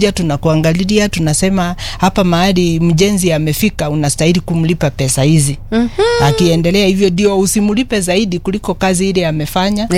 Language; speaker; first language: Swahili; non-native, local second language; Kikuyu